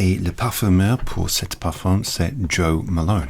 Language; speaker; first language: French; non-native, learner; English